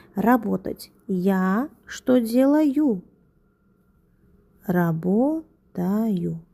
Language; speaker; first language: Russian; non-native, local second language; Uzbek